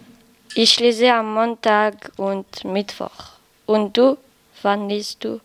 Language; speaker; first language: German; non-native, learner; French